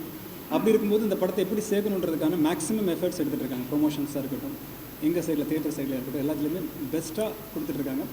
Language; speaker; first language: Tamil; native; Tamil